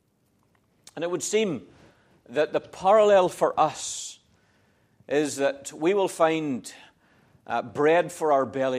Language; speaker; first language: English; native; English